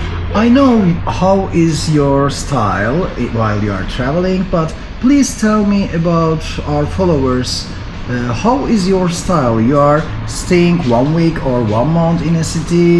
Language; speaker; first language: English; non-native, learner; Turkish